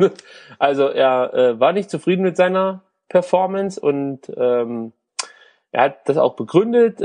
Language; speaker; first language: German; native; German